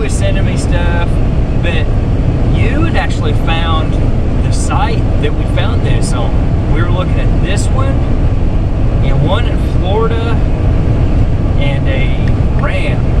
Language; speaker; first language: English; native; English